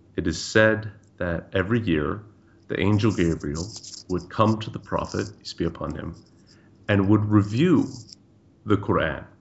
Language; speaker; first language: English; native; English